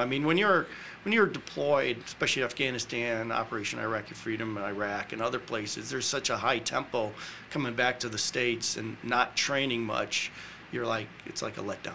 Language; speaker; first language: English; native; English